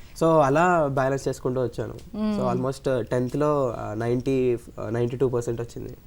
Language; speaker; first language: Telugu; non-native, local second language; Kannada